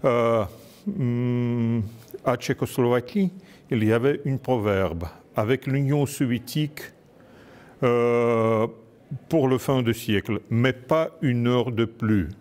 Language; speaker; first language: French; non-native, fluent; Russian